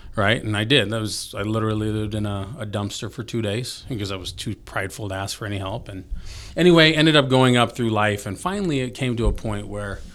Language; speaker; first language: English; early bilingual, other home language; Filipino